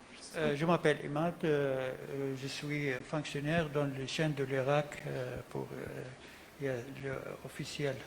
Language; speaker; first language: French; non-native, learner; Arabic